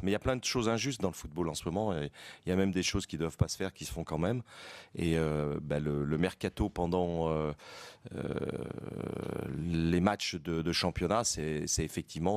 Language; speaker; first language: French; native; French